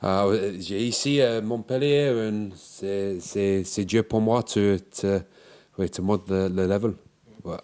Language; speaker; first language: French; non-native, learner; English